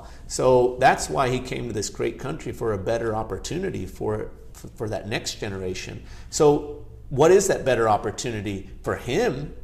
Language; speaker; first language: English; early bilingual, other home language; Gujarati